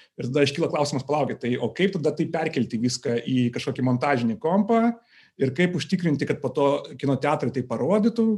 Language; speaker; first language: Lithuanian; non-native, local second language; Russian